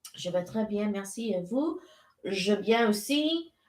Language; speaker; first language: French; non-native, learner; English